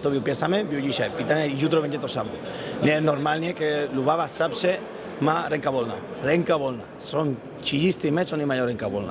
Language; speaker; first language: Polish; non-native, learner; Spanish